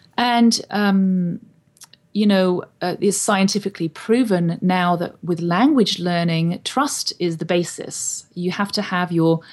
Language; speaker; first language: English; native; English